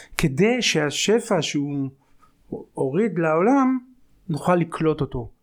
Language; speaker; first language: Hebrew; native; Hebrew